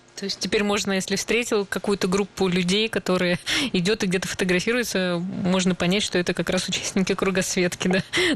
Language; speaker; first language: Russian; native; Russian